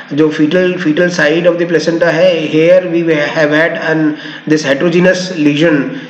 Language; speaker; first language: English; non-native, local second language; Hindi